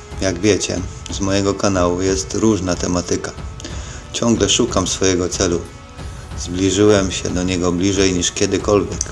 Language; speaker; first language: Polish; native; Polish